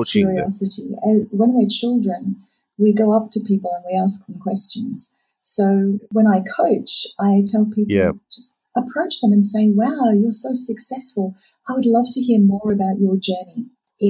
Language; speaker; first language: English; native; English